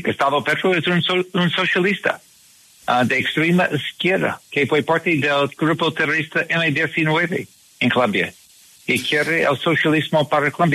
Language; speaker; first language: Spanish; non-native, learner; English